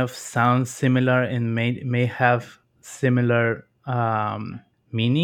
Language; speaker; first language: English; non-native, fluent; Spanish